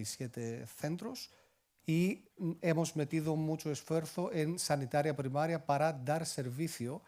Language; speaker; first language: Spanish; non-native, fluent; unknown